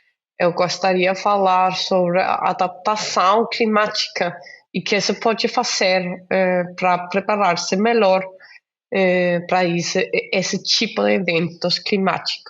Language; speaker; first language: Portuguese; non-native, learner; Danish